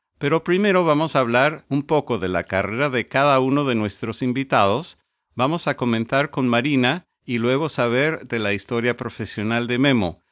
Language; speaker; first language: Spanish; non-native, fluent; English